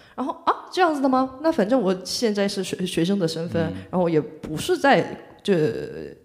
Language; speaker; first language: Chinese; non-native, fluent; Korean